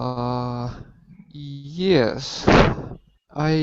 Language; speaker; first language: English; non-native, learner; Russian